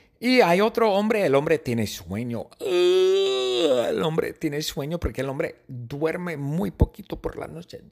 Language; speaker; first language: Spanish; non-native, fluent; English